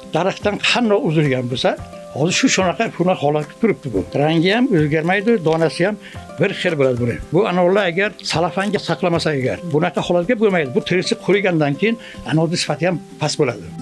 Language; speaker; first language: Uzbek; native; Uzbek